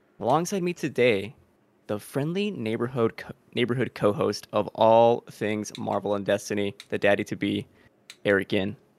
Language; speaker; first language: English; early bilingual, other home language; Spanish